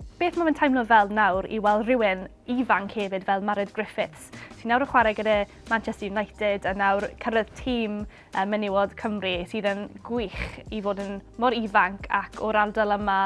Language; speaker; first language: Welsh; non-native, local second language; English